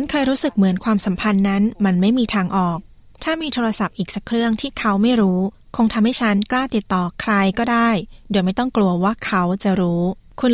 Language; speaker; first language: Thai; native; Thai